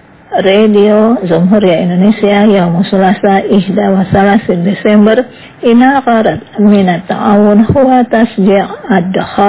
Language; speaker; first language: Arabic; non-native, fluent; Indonesian